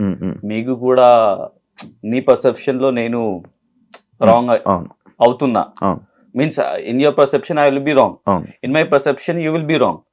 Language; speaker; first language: Telugu; non-native, local second language; Hindi